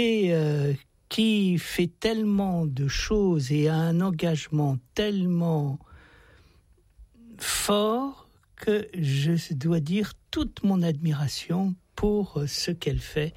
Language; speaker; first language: French; native; French